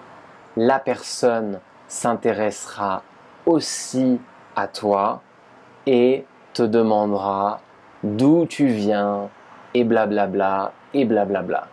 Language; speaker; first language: French; native; French